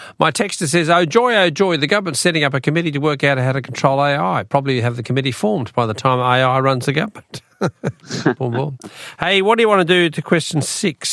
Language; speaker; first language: English; native; English